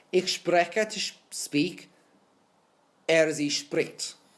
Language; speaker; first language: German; non-native, fluent; English